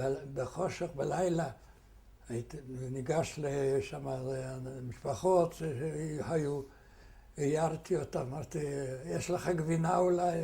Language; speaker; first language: Hebrew; non-native, fluent; Yiddish